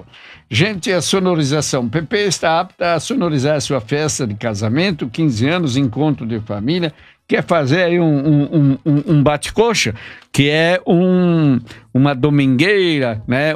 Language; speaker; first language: Portuguese; native; Portuguese